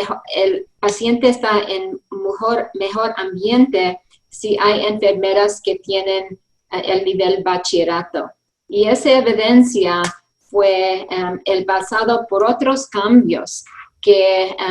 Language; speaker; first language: Spanish; early bilingual, heritage; English